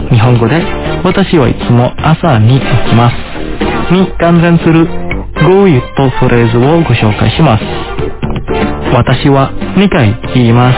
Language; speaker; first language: Japanese; non-native, fluent; Indonesian